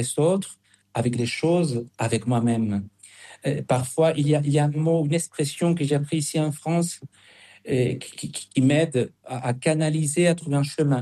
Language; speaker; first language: French; non-native, fluent; Spanish